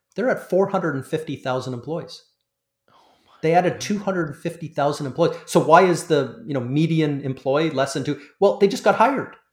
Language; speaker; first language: English; native; English